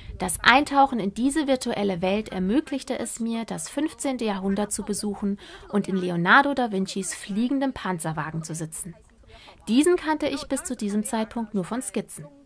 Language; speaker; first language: German; non-native, fluent; Chinese